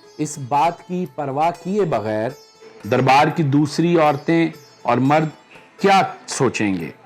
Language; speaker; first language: Urdu; native; Urdu